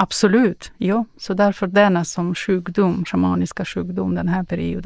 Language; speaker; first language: Swedish; non-native, fluent; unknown